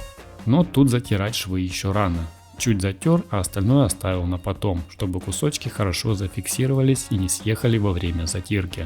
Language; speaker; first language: Russian; native; Russian